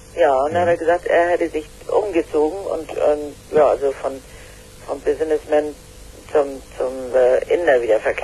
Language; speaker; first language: German; native; German